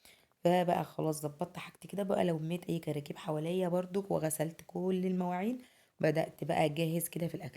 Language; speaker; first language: Arabic; native; Arabic